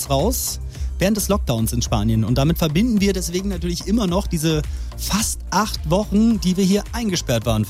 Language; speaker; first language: German; native; German